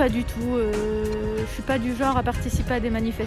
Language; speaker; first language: French; native; French